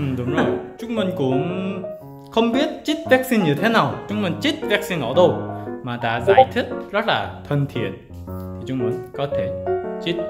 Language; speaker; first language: Vietnamese; non-native, learner; Korean